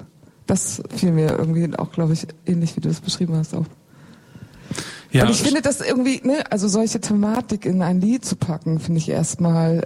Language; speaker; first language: German; native; German